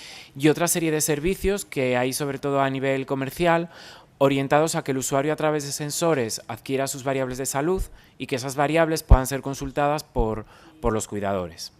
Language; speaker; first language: Spanish; native; Spanish